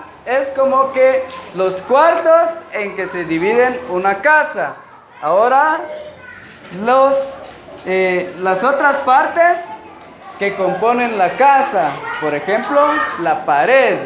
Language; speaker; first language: Spanish; non-native, local second language; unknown